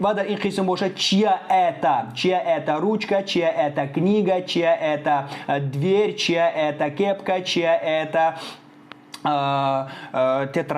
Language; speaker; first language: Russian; non-native, fluent; Tajik